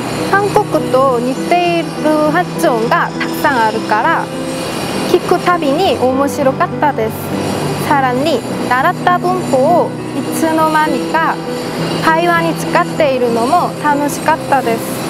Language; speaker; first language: Japanese; non-native, learner; Korean